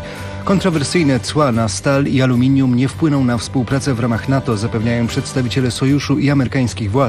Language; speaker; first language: Polish; native; Polish